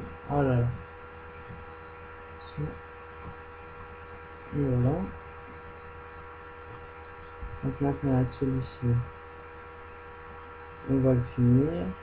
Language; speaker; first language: French; native; French